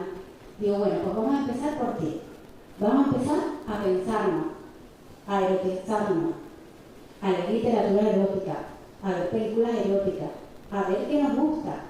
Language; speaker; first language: Spanish; native; Spanish